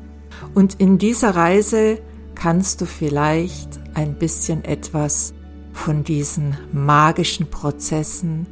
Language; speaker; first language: German; native; German